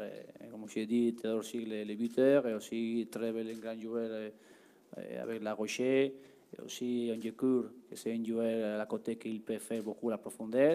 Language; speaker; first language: French; non-native, learner; Spanish